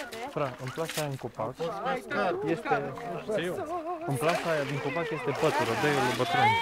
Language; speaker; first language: Romanian; native; Romanian